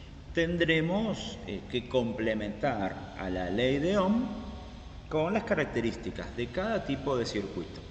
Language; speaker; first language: Spanish; native; Spanish